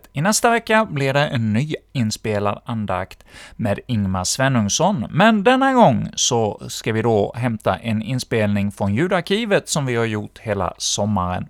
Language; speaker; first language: Swedish; native; Swedish